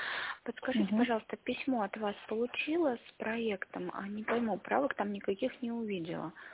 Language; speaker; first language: Russian; native; Russian